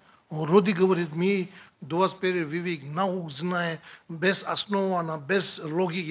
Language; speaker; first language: Russian; non-native, learner; Tibetan